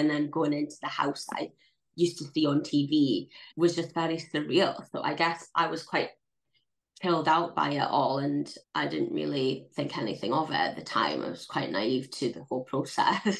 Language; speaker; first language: English; native; English